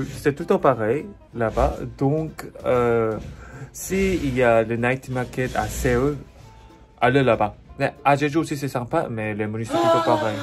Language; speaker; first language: French; non-native, fluent; Korean